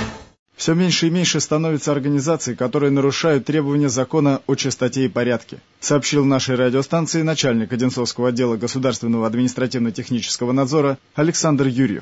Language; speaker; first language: Russian; native; Russian